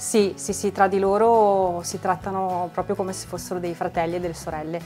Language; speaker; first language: Italian; native; Italian